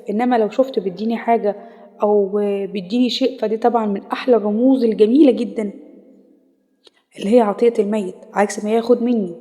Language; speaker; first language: Arabic; native; Arabic